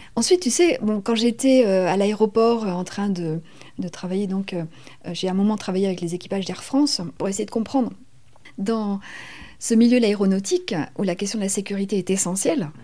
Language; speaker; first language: French; native; French